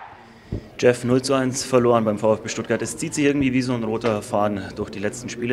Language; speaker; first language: German; native; German